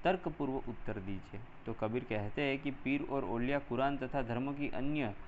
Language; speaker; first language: Hindi; non-native, local second language; Gujarati